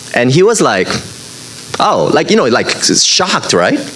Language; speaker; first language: English; native; English